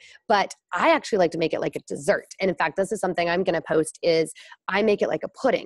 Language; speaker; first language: English; native; English